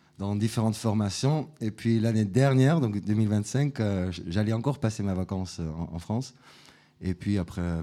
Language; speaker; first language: French; non-native, fluent; Dutch